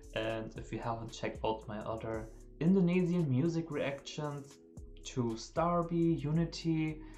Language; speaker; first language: English; non-native, fluent; German